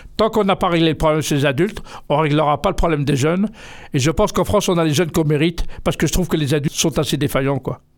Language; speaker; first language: French; native; French